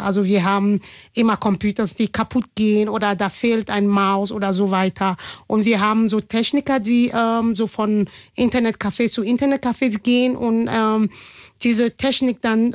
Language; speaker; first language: German; non-native, fluent; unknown